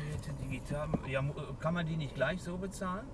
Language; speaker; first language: German; native; German